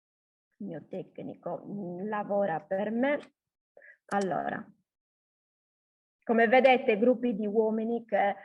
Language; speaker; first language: Italian; native; Italian